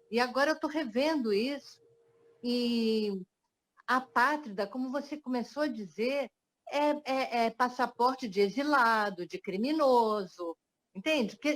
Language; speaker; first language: Portuguese; early bilingual, other home language; French